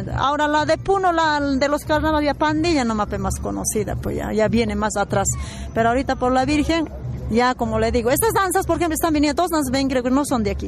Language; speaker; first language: Spanish; native; Spanish